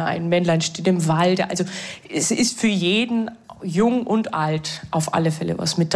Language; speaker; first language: German; native; German